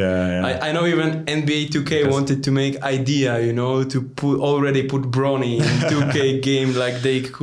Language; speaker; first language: English; non-native, learner; Polish